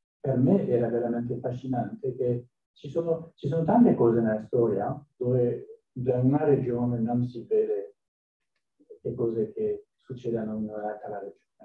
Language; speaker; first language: Italian; non-native, learner; French